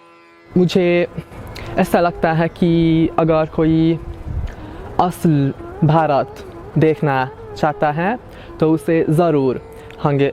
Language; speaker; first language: Hindi; non-native, fluent; Hungarian